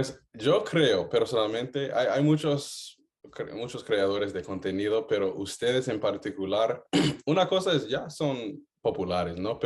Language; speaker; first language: Spanish; non-native, fluent; English